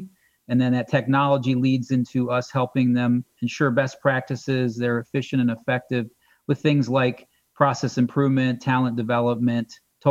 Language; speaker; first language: English; native; English